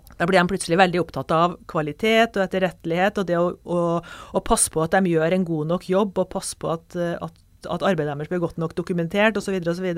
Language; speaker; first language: Norwegian; native; Norwegian